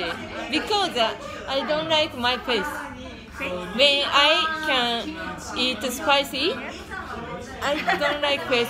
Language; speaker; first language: English; non-native, learner; Japanese